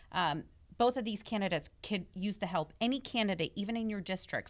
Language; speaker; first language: English; early bilingual, other home language; Russian